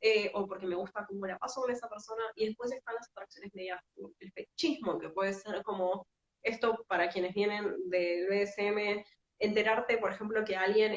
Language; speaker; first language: Spanish; native; Spanish